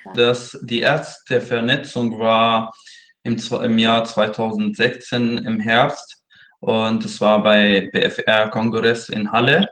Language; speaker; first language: German; non-native, fluent; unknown